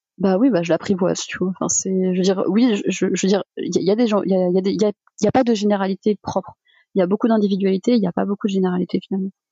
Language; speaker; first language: French; early bilingual, other home language; Malagasy